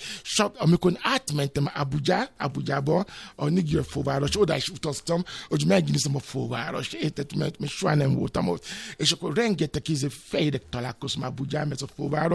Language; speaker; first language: Hungarian; non-native, fluent; Yoruba